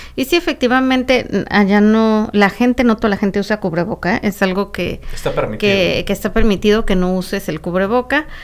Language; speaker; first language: Spanish; native; Spanish